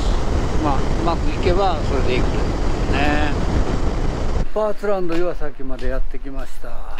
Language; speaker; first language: Japanese; native; Japanese